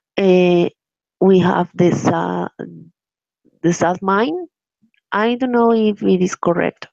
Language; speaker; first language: English; non-native, learner; Spanish